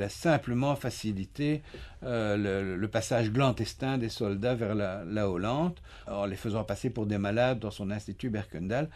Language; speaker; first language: French; native; French